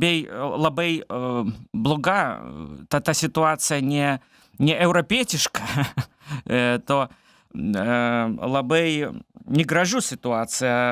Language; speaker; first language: Lithuanian; non-native, learner; Belarusian